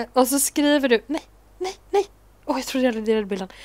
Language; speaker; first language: Swedish; native; Swedish